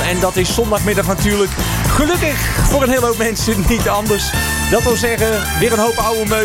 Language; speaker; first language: Dutch; native; Dutch